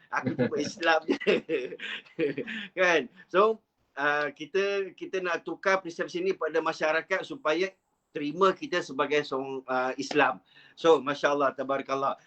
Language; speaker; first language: Malay; non-native, local second language; Chinese